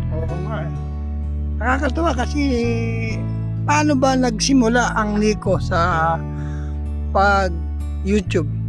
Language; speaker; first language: Filipino; native; Filipino